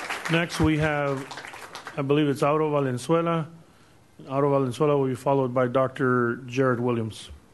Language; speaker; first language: English; native; English